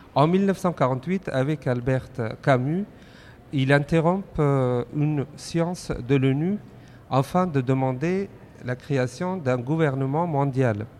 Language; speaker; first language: French; non-native, fluent; Persian